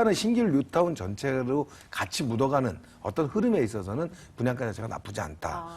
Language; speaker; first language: Korean; native; Korean